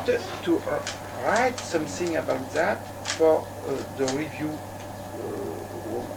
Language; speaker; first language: English; non-native, learner; French